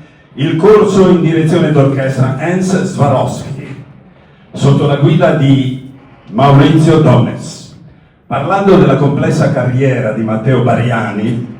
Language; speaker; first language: Italian; native; Italian